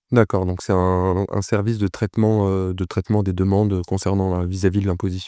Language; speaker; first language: French; native; French